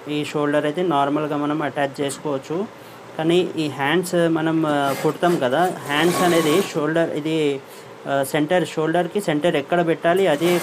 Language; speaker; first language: Telugu; non-native, fluent; Urdu